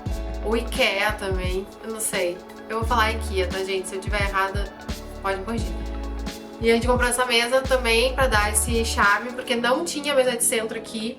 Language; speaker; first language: Portuguese; native; Portuguese